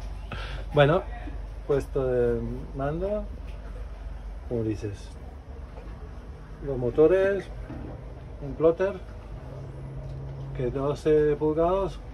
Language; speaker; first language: Spanish; non-native, fluent; English